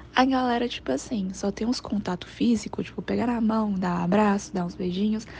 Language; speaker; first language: Portuguese; non-native, fluent; Chinese